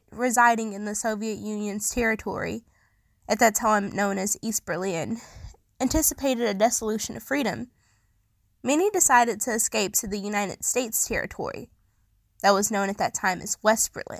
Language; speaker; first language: English; native; English